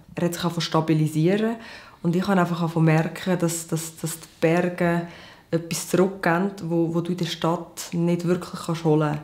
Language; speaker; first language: German; early bilingual, other home language; Portuguese